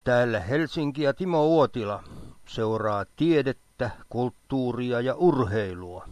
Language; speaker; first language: Finnish; native; Finnish